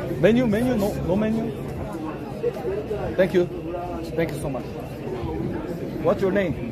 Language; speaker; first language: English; non-native, learner; Korean